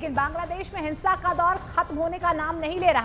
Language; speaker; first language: Hindi; native; Hindi